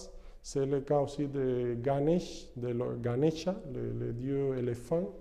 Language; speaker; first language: French; non-native, fluent; Spanish